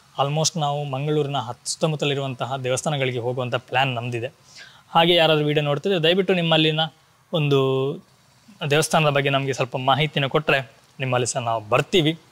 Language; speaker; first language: Kannada; non-native, local second language; Tulu